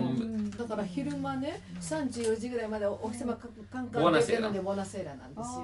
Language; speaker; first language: Japanese; native; Japanese